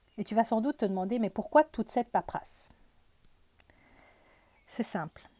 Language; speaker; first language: French; early bilingual, other home language; Turkish